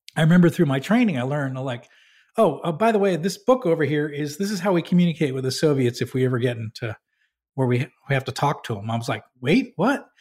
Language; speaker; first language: English; native; English